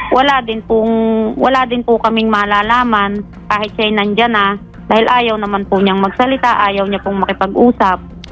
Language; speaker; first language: Filipino; native; Filipino